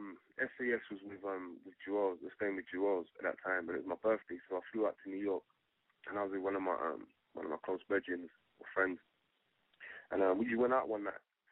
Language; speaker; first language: English; native; English